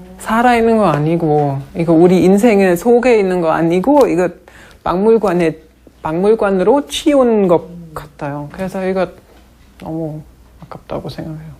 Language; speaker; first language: Korean; non-native, learner; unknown